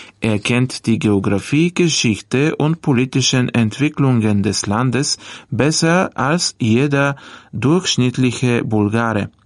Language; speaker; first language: German; non-native, fluent; Bulgarian